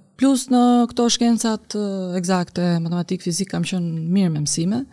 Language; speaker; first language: Albanian; native; Albanian